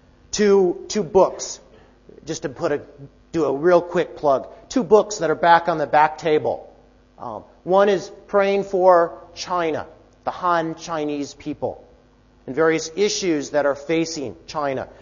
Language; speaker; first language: English; native; English